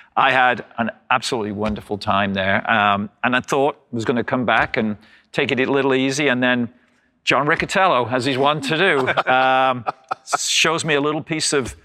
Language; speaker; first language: English; native; English